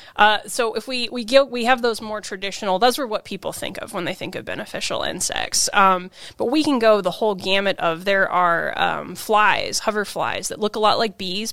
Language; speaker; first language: English; native; English